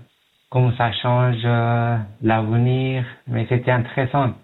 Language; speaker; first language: French; non-native, learner; Pashto